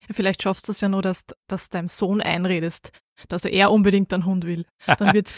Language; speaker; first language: German; native; German